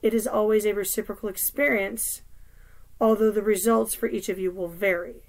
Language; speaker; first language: English; native; English